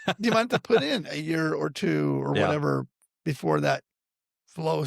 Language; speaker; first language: English; native; English